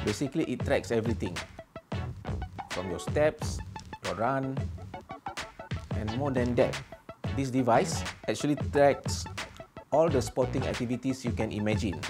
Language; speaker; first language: English; non-native, local second language; Malay